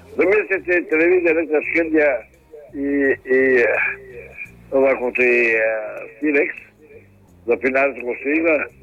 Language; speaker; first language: Macedonian; non-native, local second language; Albanian